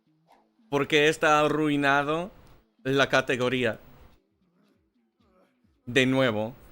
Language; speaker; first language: Spanish; non-native, learner; English